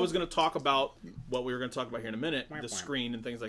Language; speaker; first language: English; native; English